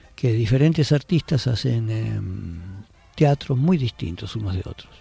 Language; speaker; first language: Spanish; native; Spanish